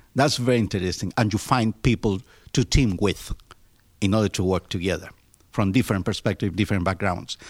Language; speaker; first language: English; non-native, fluent; Spanish